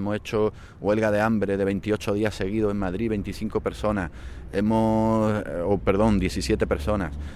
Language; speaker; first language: Spanish; native; Spanish